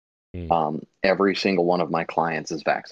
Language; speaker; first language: English; native; English